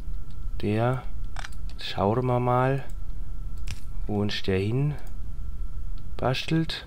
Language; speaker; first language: German; native; German